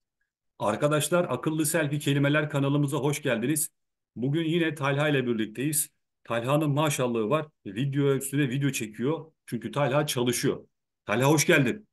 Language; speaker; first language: Turkish; native; Turkish